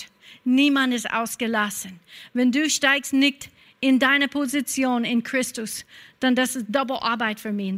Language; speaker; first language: German; non-native, fluent; English